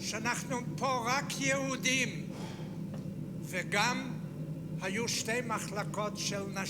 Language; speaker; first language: Hebrew; non-native, fluent; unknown